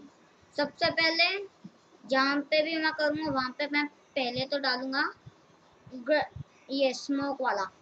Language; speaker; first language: Hindi; native; Hindi